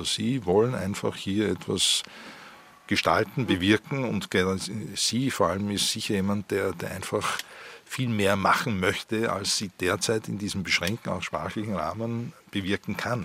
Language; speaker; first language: German; native; German